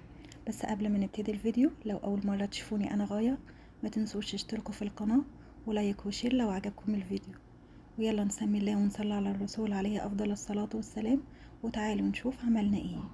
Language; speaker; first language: Arabic; native; Arabic